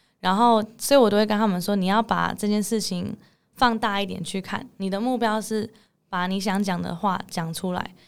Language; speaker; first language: Chinese; early bilingual, heritage; English